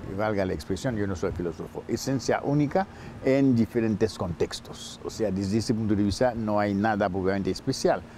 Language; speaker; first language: Spanish; non-native, fluent; Haitian Creole